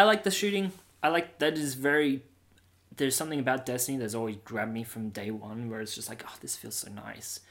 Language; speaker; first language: English; native; English